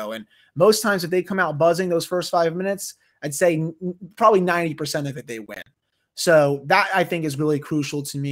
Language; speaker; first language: English; native; English